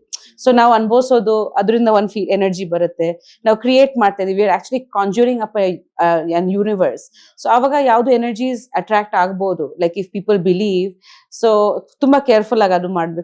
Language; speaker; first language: Kannada; non-native, fluent; Bangla